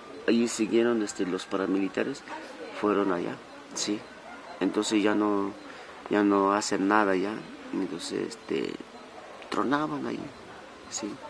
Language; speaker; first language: Spanish; non-native, local second language; Tzotzil